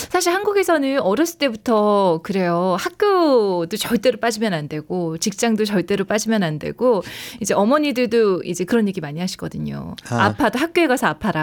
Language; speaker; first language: Korean; native; Korean